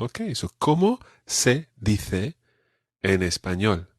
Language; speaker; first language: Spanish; non-native, fluent; English